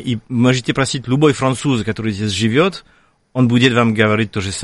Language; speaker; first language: Russian; non-native, fluent; French